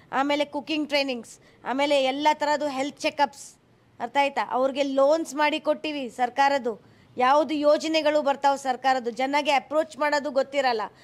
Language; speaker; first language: Kannada; non-native, local second language; Hindi